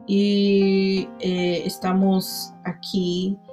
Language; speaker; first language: Spanish; non-native, fluent; English